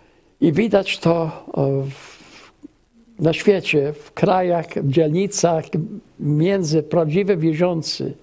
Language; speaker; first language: Polish; early bilingual, heritage; English